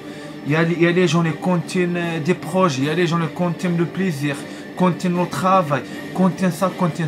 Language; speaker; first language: French; non-native, learner; Arabic